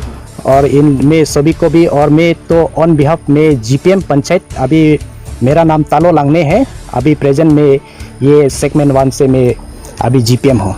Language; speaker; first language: Hindi; non-native, local second language; Karbi